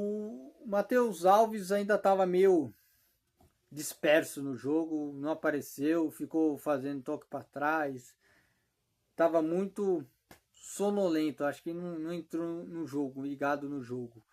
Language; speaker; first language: Portuguese; native; Portuguese